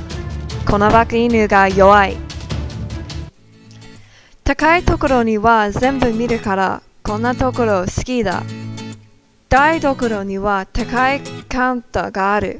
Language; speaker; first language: Japanese; non-native, learner; English